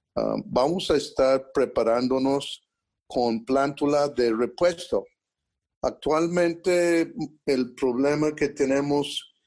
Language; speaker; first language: Spanish; early bilingual, heritage; Spanish